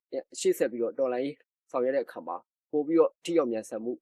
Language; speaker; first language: Burmese; native; Burmese